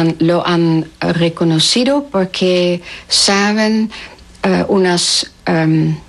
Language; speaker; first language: Spanish; non-native, learner; Dutch